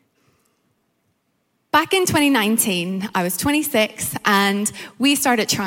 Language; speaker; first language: English; native; English